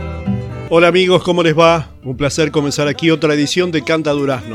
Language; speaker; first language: Spanish; native; Spanish